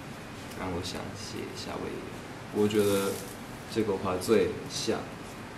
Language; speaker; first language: Chinese; non-native, fluent; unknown